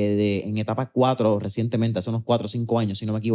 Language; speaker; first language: Spanish; native; Spanish